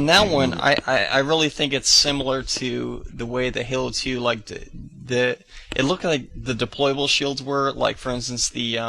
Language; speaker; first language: English; native; English